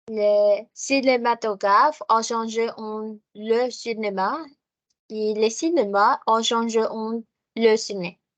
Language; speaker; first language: French; non-native, learner; Spanish